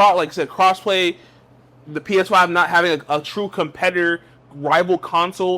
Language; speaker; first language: English; native; English